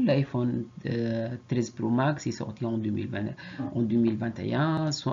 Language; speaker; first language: French; non-native, fluent; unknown